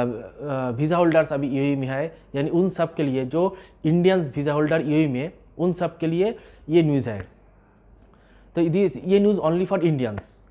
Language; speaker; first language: Hindi; non-native, local second language; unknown